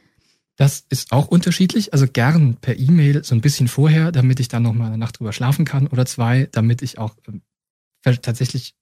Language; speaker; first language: German; native; German